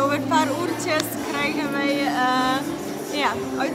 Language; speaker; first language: Dutch; non-native, learner; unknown